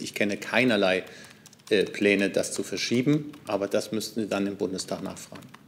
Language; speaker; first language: German; native; German